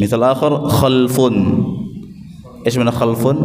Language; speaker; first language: Arabic; non-native, fluent; Indonesian